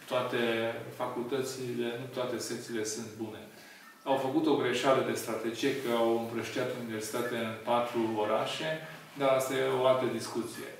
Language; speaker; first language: Romanian; non-native, local second language; Hungarian